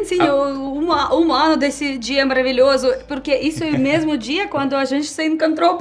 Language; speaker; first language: Portuguese; non-native, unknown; Russian